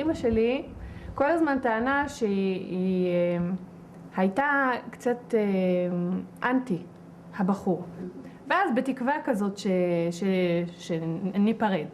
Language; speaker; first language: Hebrew; non-native, local second language; Adyghe